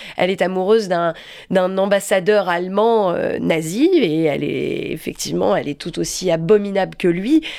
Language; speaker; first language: French; native; French